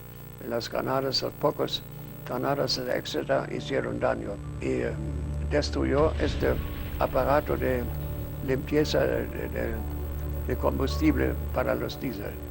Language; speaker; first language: Spanish; non-native, fluent; German